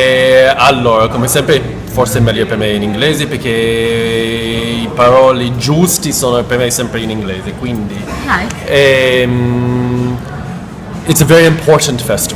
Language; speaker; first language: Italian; non-native, learner; English